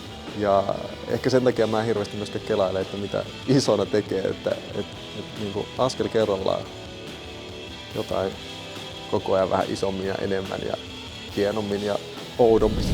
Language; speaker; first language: Finnish; native; Finnish